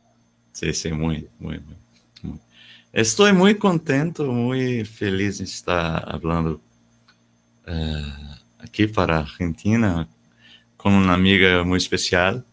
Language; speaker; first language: Spanish; non-native, learner; Portuguese